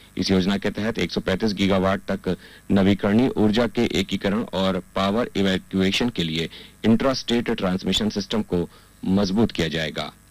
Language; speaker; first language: Hindi; native; Hindi